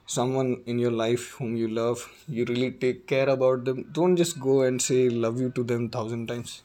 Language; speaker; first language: English; non-native, local second language; Malayalam